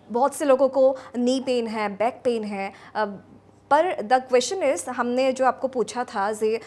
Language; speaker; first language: Hindi; non-native, local second language; Assamese